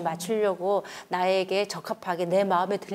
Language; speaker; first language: Korean; native; Korean